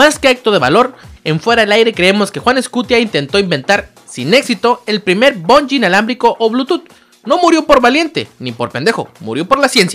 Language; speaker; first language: Spanish; native; Spanish